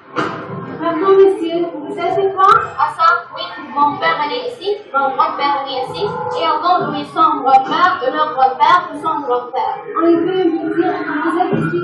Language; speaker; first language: French; non-native, learner; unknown